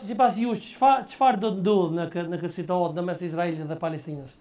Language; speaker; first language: Albanian; native; Albanian